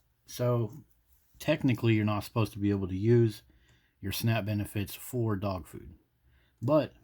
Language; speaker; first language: English; native; English